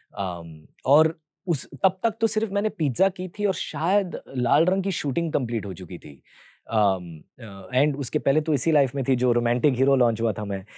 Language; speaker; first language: Hindi; early bilingual, heritage; Hindi